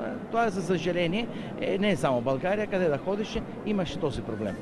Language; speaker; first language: Bulgarian; non-native, fluent; Italian